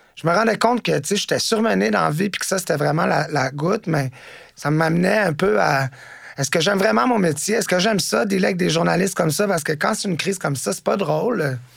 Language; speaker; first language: French; native; French